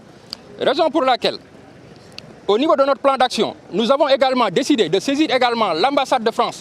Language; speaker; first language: French; non-native, local second language; Wolof